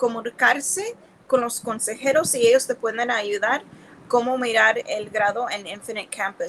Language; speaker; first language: Spanish; early bilingual, heritage; Spanish